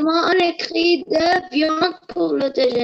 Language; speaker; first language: French; non-native, learner; Arabic